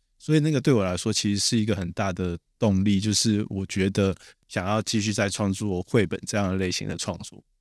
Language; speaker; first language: Chinese; native; Chinese